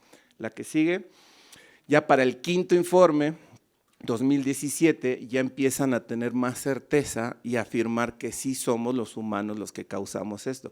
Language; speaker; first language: Spanish; native; Spanish